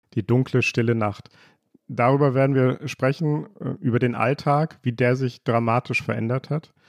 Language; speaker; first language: German; native; German